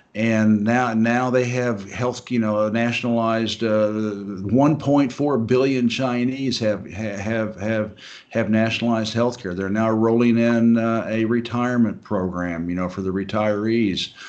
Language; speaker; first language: English; native; English